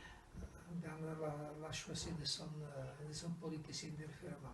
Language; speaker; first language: French; non-native, fluent; Italian